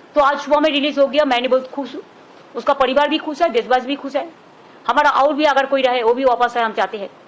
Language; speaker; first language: Hindi; non-native, local second language; Bangla